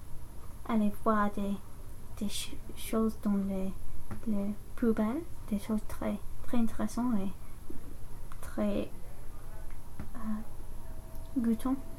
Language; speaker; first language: French; non-native, learner; English